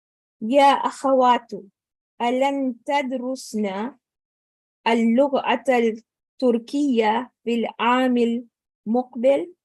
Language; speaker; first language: Arabic; non-native, learner; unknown